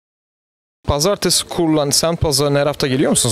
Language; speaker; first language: Turkish; native; Turkish